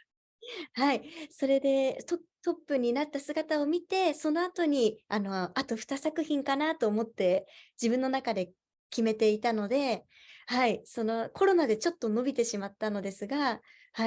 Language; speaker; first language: Japanese; native; Japanese